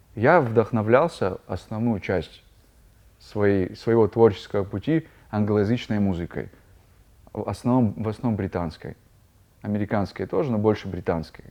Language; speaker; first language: Russian; native; Russian